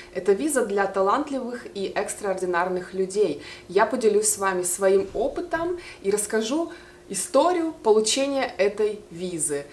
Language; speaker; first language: Russian; native; Russian